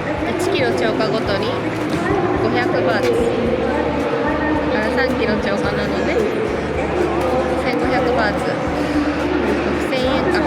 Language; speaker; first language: Japanese; native; Japanese